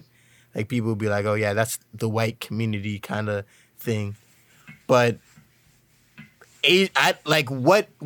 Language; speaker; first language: English; native; English